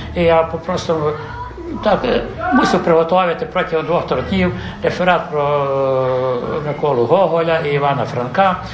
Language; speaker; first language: Ukrainian; early bilingual, heritage; Ukrainian